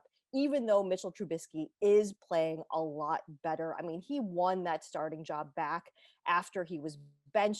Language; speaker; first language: English; native; English